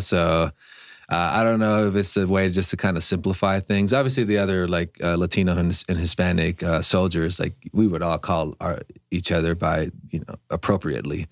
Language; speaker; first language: English; early bilingual, other home language; Spanish